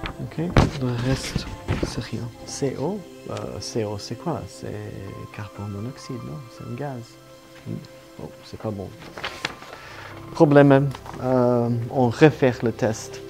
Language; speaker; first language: French; non-native, learner; Italian